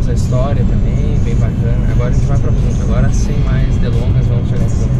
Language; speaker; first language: Portuguese; native; Portuguese